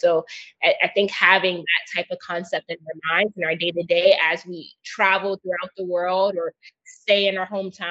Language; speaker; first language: English; native; English